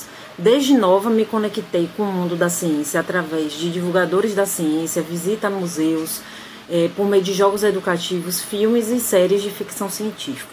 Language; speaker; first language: Portuguese; native; Portuguese